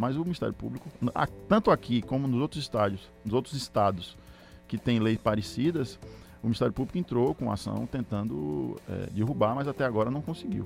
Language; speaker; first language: Portuguese; native; Portuguese